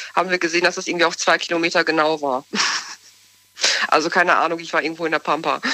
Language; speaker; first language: German; native; German